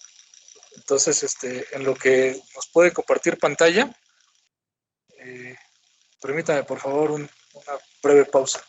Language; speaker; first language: Spanish; native; Spanish